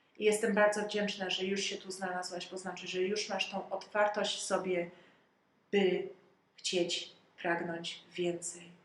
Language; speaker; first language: Polish; early bilingual, heritage; Polish